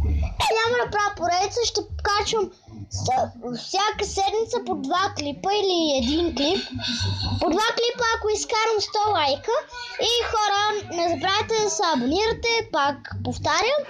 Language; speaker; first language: Bulgarian; native; Bulgarian